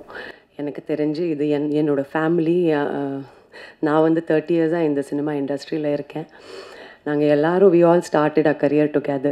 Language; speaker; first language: Tamil; non-native, fluent; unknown